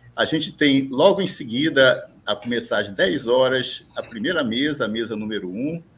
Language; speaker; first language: Portuguese; native; Portuguese